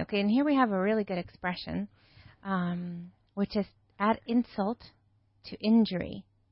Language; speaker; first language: English; native; English